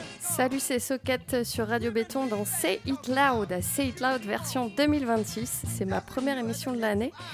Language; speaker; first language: French; native; French